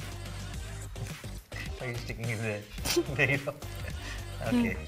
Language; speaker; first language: English; non-native, local second language; Telugu